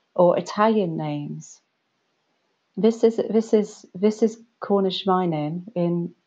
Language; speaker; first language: English; native; English